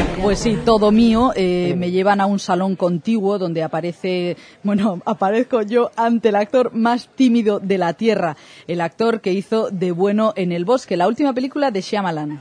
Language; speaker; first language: Spanish; native; Spanish